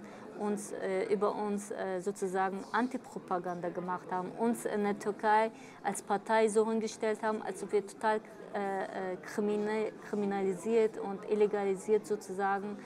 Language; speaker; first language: German; early bilingual, other home language; Kurdish